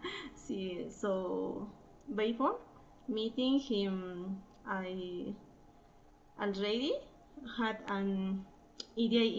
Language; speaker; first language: English; non-native, learner; Spanish